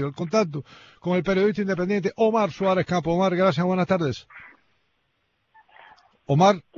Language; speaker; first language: Spanish; native; Spanish